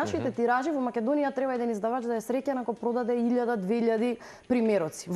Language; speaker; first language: Macedonian; native; Macedonian